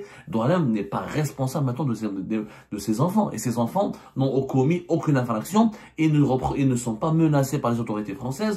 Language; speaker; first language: French; non-native, local second language; Arabic